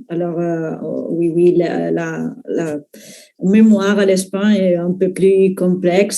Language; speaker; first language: French; non-native, fluent; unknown